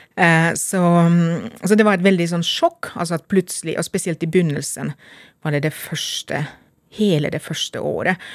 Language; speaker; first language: Norwegian; non-native, fluent; Finnish